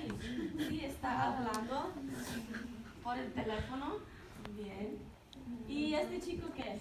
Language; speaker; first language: Spanish; non-native, fluent; English